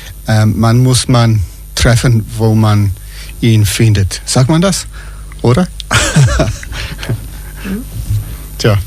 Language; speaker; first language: German; non-native, fluent; English